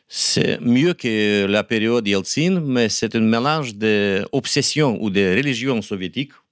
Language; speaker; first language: French; non-native, fluent; Romanian